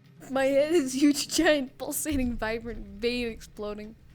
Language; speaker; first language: English; native; English